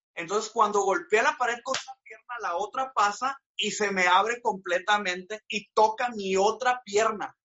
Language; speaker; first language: Spanish; native; Spanish